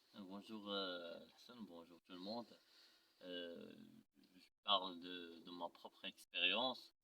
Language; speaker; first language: French; non-native, local second language; Arabic